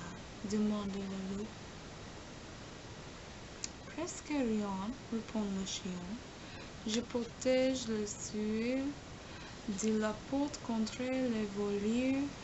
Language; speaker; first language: French; non-native, learner; English